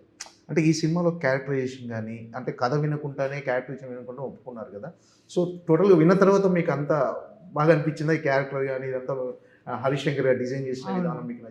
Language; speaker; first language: Telugu; native; Telugu